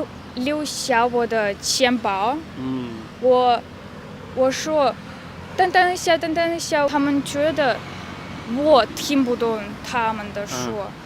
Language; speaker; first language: Chinese; non-native, learner; Russian